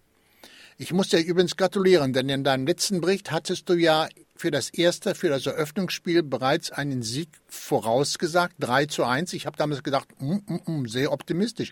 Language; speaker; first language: German; native; German